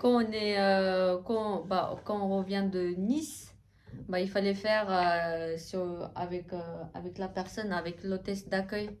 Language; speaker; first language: French; non-native, fluent; Tibetan